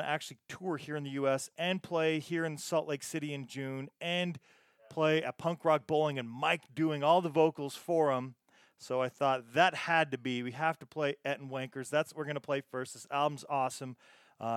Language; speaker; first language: English; native; English